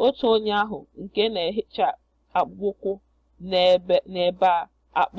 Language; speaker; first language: Igbo; non-native, learner; English